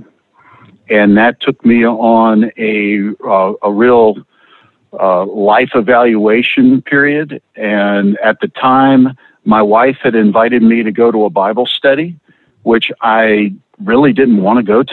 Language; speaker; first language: English; native; English